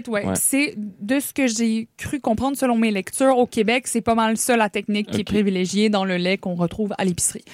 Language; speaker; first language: French; native; French